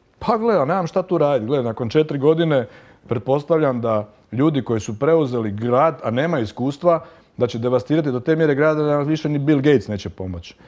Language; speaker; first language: Croatian; native; Croatian